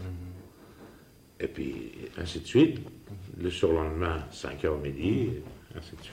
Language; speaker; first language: French; native; French